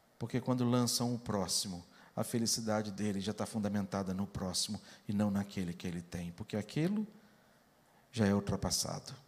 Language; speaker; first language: Portuguese; native; Portuguese